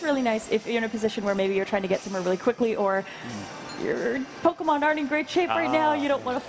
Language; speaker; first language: English; native; English